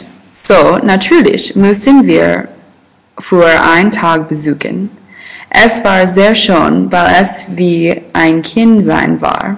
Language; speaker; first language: German; non-native, learner; English